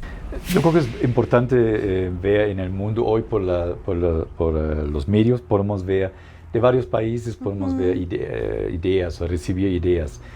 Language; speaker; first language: Spanish; non-native, fluent; German